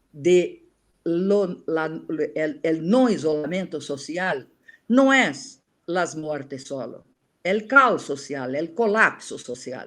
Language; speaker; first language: Spanish; non-native, learner; Portuguese